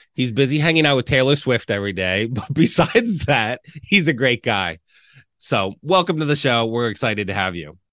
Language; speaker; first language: English; native; English